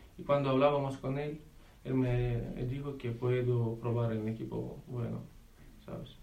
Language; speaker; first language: Spanish; non-native, learner; Ukrainian